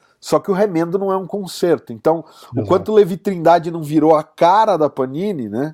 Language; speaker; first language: Portuguese; native; Portuguese